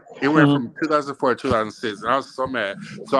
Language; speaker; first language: English; native; English